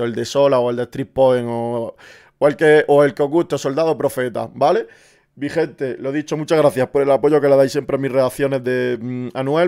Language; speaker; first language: Spanish; native; Spanish